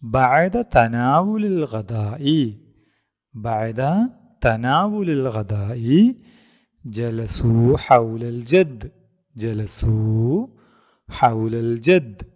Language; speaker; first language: Arabic; non-native, fluent; Malayalam